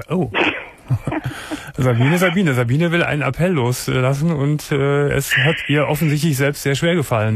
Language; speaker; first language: German; native; German